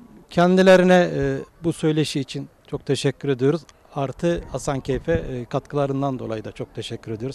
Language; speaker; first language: Turkish; native; Turkish